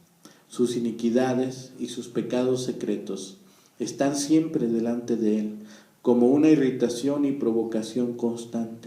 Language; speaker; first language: Spanish; native; Spanish